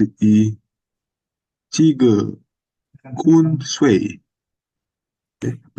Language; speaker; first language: Chinese; non-native, learner; Indonesian